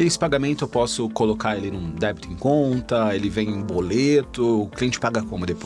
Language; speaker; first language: Portuguese; native; Portuguese